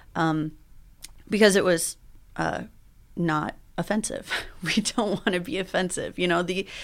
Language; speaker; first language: English; early bilingual, other home language; Spanish